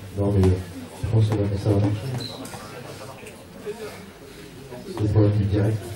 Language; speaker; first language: French; native; French